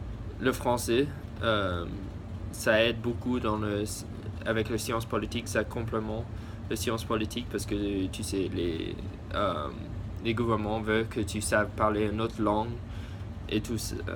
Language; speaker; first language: French; early bilingual, heritage; English